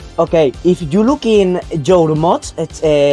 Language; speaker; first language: English; non-native, learner; Spanish